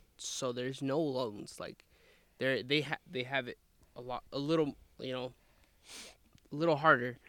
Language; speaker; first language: English; early bilingual, other home language; Spanish